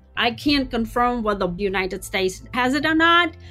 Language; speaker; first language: English; non-native, fluent; Russian